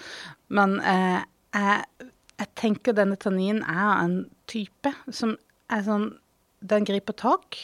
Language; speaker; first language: Norwegian; native; Norwegian